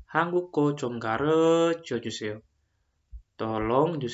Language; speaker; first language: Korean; non-native, fluent; Indonesian